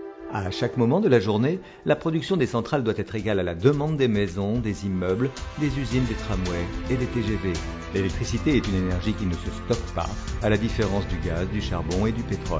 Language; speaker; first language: French; native; French